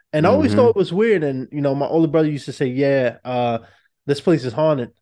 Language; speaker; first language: English; native; English